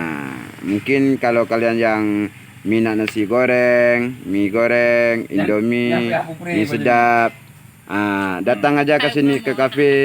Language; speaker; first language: Indonesian; non-native, local second language; Achinese